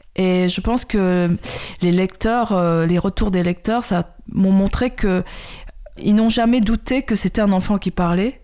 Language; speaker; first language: French; early bilingual, other home language; Khmer